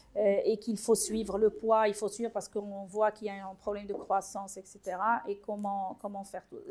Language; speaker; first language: French; non-native, local second language; Arabic